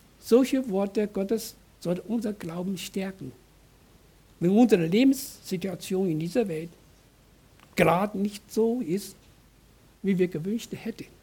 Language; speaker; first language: German; non-native, fluent; Chinese